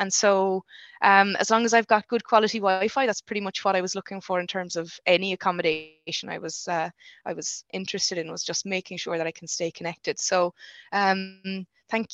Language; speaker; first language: English; native; English